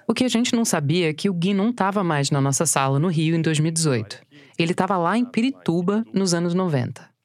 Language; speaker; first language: Portuguese; non-native, fluent; English